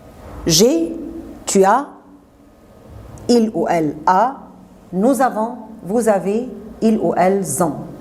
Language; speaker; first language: French; non-native, fluent; Arabic